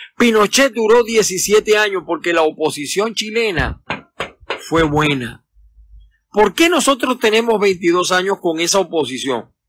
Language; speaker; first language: Spanish; native; Spanish